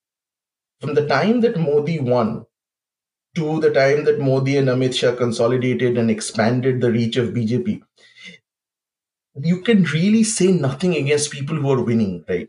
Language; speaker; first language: English; non-native, local second language; Bangla